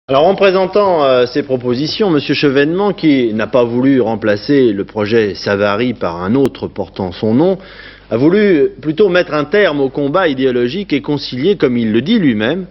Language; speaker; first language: French; native; French